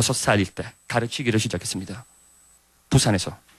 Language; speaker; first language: Korean; non-native, fluent; Italian